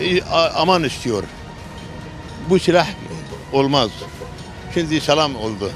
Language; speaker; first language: Turkish; non-native, learner; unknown